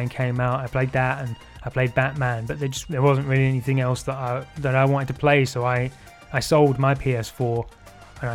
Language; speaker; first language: English; native; English